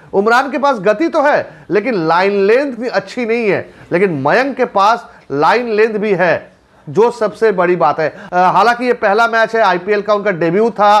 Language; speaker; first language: Hindi; non-native, local second language; Bangla